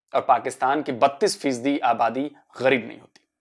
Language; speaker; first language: Hindi; native; Hindi